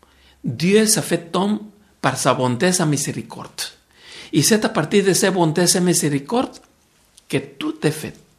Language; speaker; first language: French; non-native, fluent; Spanish